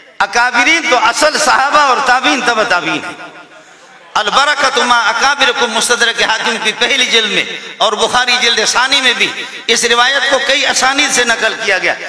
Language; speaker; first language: Urdu; non-native, local second language; Baluchi